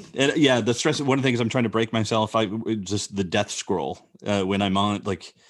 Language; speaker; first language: English; native; English